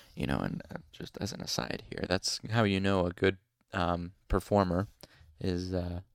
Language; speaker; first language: English; native; English